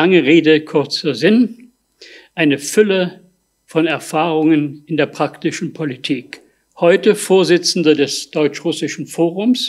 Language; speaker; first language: German; native; German